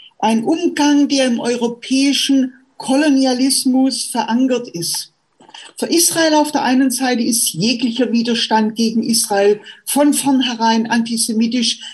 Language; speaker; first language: German; native; German